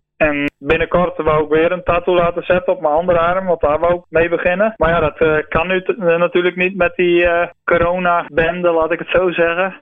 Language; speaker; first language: Dutch; non-native, local second language; Western Frisian